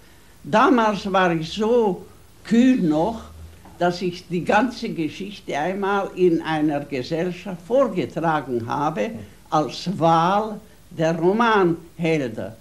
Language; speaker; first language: German; non-native, fluent; Hungarian